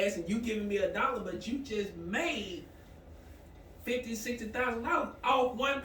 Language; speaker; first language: English; native; English